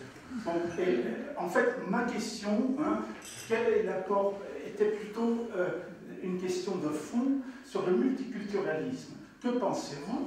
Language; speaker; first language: French; native; French